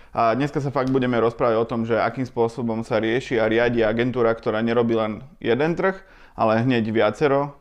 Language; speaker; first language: Slovak; native; Slovak